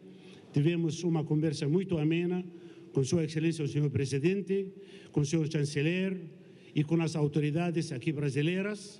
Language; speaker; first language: Portuguese; non-native, fluent; Arabic